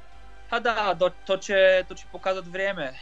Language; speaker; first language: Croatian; non-native, fluent; Polish